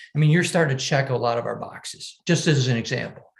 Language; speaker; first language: English; native; English